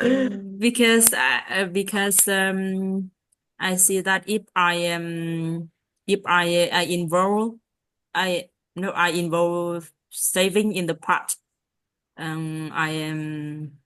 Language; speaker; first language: English; non-native, learner; Vietnamese